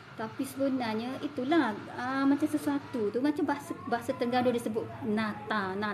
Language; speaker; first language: Malay; native; Malay